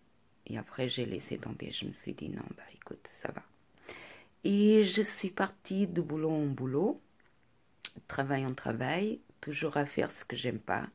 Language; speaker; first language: French; non-native, fluent; Portuguese